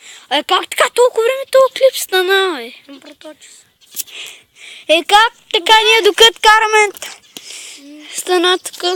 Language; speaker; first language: Bulgarian; native; Bulgarian